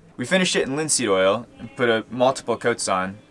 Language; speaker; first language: English; native; English